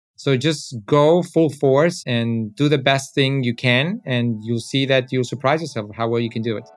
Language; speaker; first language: English; early bilingual, other home language; Spanish